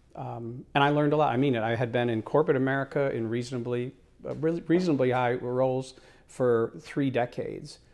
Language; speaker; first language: English; native; English